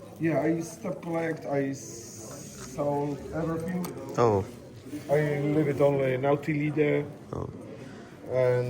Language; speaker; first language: English; non-native, learner; Polish